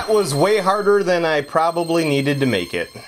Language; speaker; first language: English; native; English